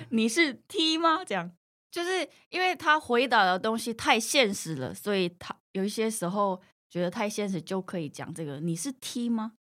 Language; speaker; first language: Chinese; non-native, fluent; Korean